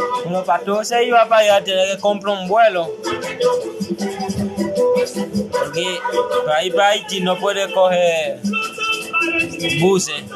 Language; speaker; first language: Spanish; non-native, learner; Haitian Creole